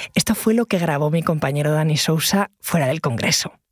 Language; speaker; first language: Spanish; native; Spanish